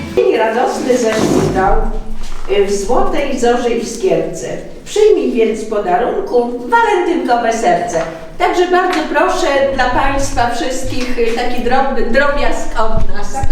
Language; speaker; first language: Polish; native; Polish